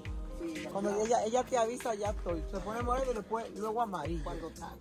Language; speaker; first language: Spanish; native; Spanish